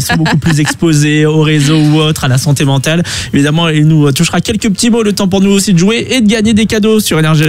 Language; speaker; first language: French; native; French